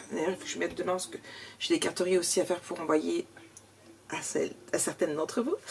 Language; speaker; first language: French; native; French